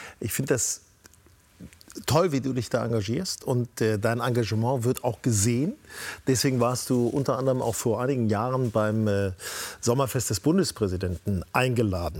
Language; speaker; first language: German; native; German